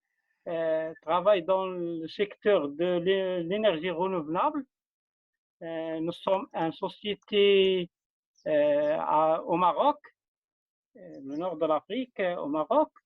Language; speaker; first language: French; non-native, learner; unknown